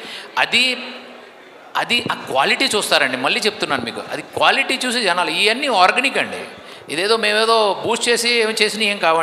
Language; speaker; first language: Telugu; native; Telugu